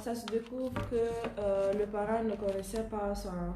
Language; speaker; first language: French; non-native, learner; Italian